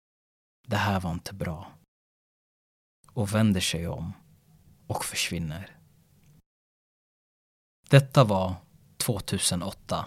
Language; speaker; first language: Swedish; early bilingual, other home language; Lingala